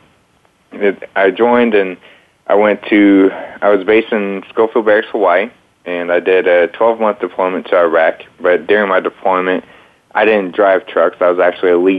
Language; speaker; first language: English; native; English